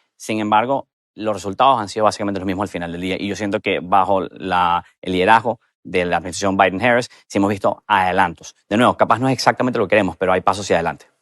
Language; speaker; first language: Spanish; native; Spanish